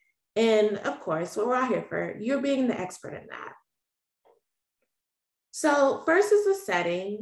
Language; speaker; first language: English; native; English